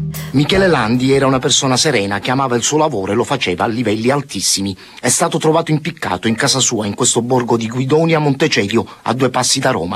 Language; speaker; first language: Italian; native; Italian